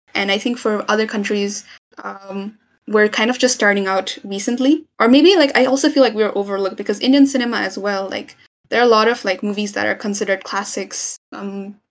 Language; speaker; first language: English; non-native, local second language; Nepali